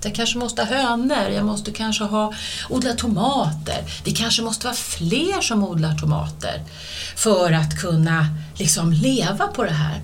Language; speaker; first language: Swedish; native; Swedish